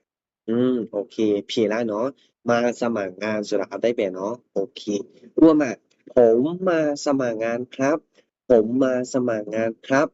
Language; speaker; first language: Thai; non-native, fluent; Burmese